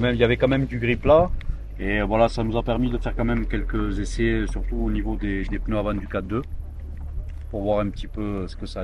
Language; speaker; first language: French; native; French